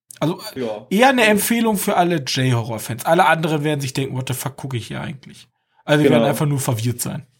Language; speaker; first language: German; native; German